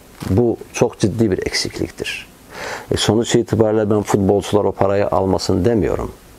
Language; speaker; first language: Turkish; non-native, fluent; Azerbaijani